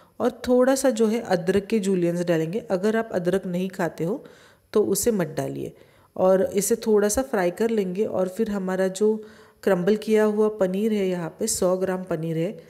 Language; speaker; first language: Hindi; non-native, local second language; Marathi